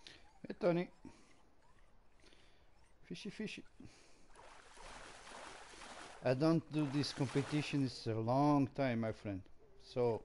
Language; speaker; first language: English; non-native, learner; Portuguese